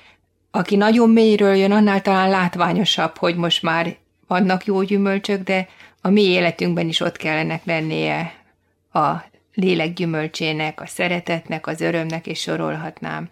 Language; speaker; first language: Hungarian; native; Hungarian